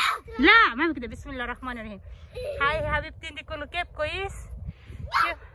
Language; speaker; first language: Arabic; non-native, learner; Bangla